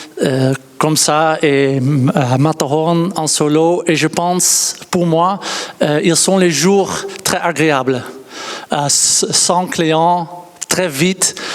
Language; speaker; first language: French; non-native, learner; Dutch